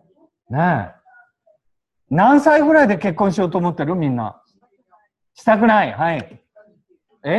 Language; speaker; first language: Japanese; native; Japanese